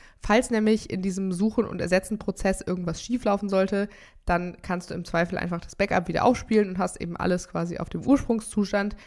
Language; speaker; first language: German; native; German